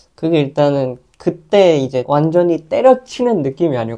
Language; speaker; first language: Korean; native; Korean